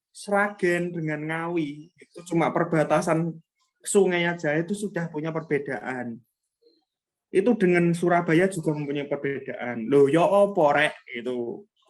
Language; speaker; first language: Indonesian; non-native, local second language; Javanese